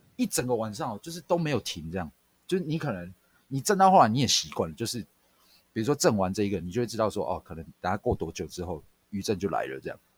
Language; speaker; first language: Chinese; native; Chinese